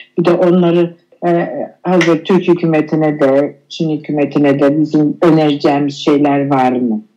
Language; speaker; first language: Turkish; native; Turkish